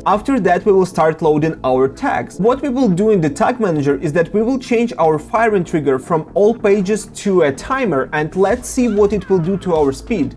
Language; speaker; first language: English; non-native, fluent; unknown